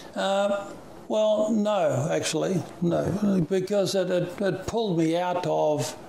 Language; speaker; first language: English; native; English